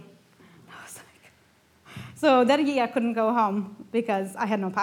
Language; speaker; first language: English; non-native, fluent; Romanian